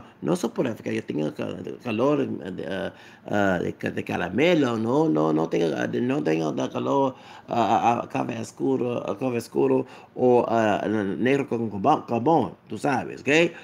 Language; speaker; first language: Spanish; non-native, learner; English